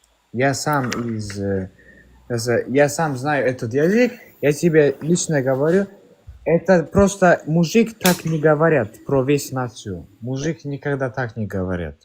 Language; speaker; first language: Russian; non-native, fluent; Uzbek